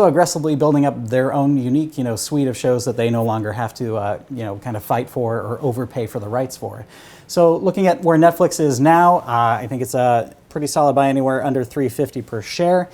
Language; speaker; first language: English; native; English